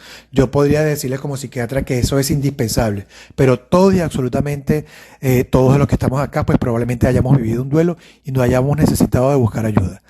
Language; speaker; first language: Spanish; native; Spanish